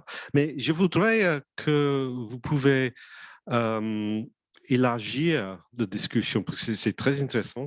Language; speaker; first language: French; non-native, fluent; English